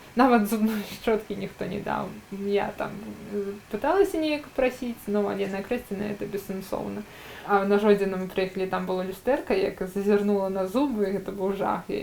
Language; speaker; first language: Belarusian; native; Belarusian